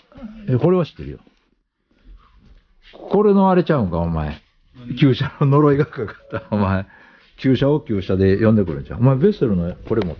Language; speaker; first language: Japanese; native; Japanese